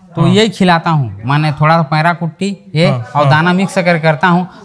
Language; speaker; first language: Hindi; native; Hindi